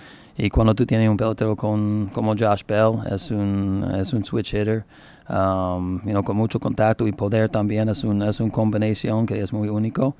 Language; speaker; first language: Spanish; non-native, learner; English